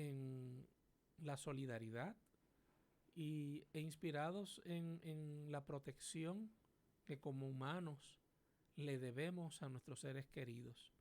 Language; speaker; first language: Spanish; native; Spanish